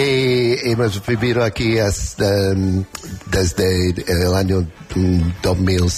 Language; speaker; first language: Spanish; non-native, learner; English